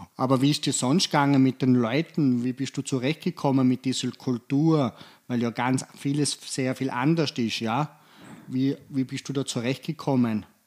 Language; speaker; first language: German; native; German